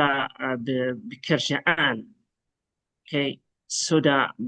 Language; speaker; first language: Indonesian; non-native, learner; Arabic